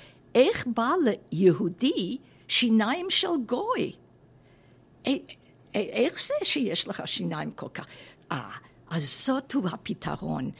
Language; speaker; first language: Hebrew; non-native, fluent; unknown